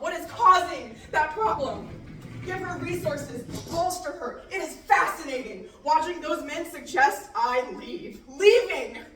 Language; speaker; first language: English; native; English